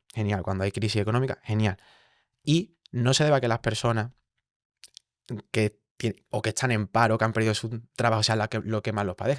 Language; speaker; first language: Spanish; native; Spanish